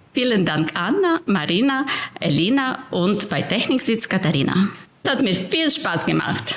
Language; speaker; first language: German; non-native, fluent; Ukrainian